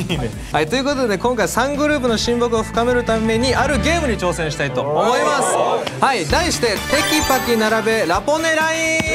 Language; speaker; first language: Japanese; native; Japanese